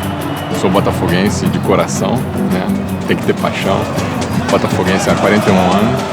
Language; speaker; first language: Portuguese; native; Portuguese